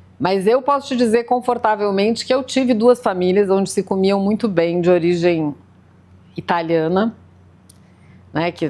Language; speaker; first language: Portuguese; native; Portuguese